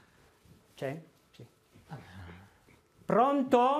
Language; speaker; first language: Italian; native; Italian